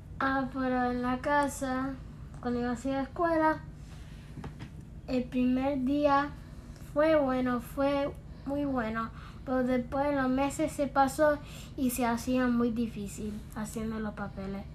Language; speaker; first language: Spanish; early bilingual, heritage; Spanish